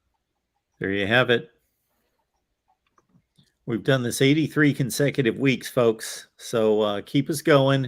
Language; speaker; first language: English; native; English